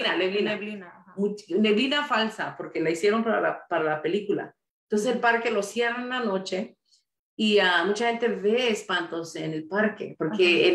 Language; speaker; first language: Spanish; early bilingual, heritage; Spanish